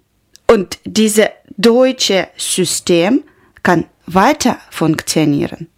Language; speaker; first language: German; non-native, learner; Ukrainian